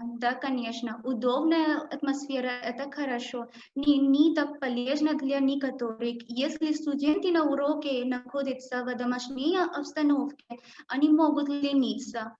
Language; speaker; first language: Russian; non-native, learner; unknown